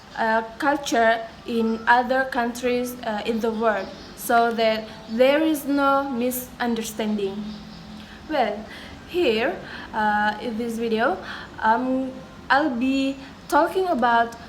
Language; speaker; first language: English; non-native, learner; Indonesian